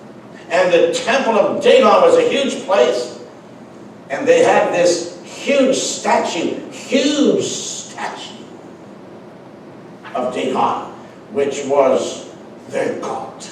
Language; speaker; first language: English; native; English